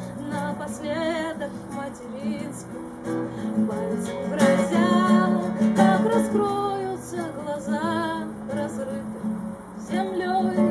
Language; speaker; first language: Russian; native; Russian